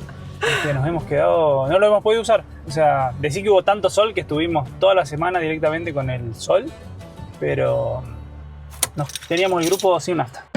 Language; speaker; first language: Spanish; native; Spanish